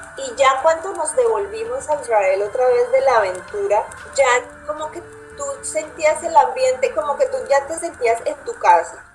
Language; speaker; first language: Spanish; native; Spanish